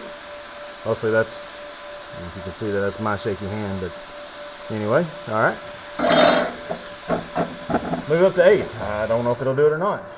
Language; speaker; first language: English; native; English